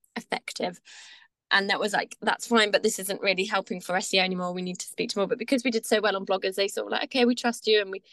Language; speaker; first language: English; native; English